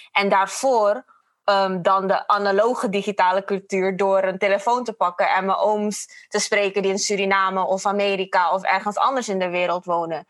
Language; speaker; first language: Dutch; non-native, fluent; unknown